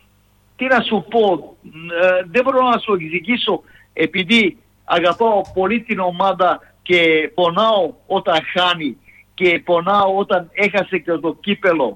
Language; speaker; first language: Greek; non-native, fluent; Serbian